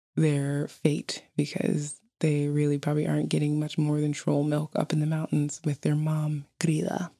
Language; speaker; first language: English; native; English